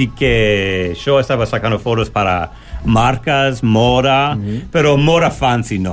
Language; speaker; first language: Spanish; non-native, learner; English